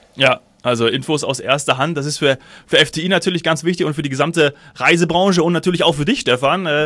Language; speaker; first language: German; native; German